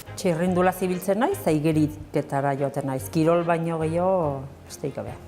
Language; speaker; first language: Basque; native; Basque